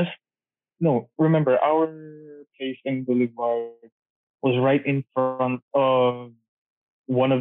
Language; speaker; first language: English; non-native, local second language; Cebuano